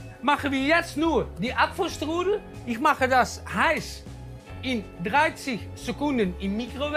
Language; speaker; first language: German; non-native, learner; Dutch